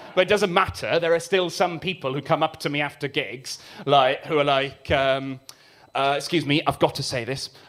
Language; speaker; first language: English; native; English